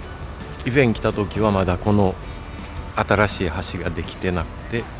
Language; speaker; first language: Japanese; native; Japanese